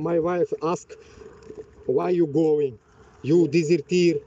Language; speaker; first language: English; non-native, learner; Bashkir